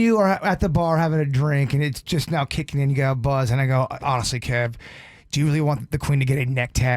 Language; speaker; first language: English; native; English